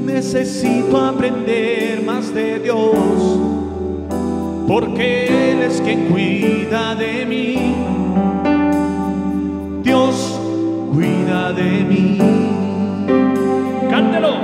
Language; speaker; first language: Spanish; native; Spanish